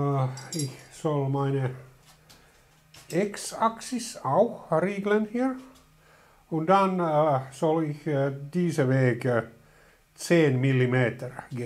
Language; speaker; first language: German; non-native, learner; Finnish